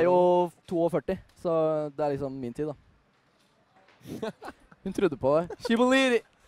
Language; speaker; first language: Norwegian; native; Norwegian